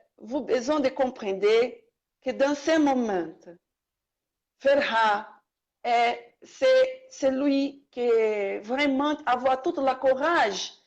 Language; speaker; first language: French; non-native, learner; Portuguese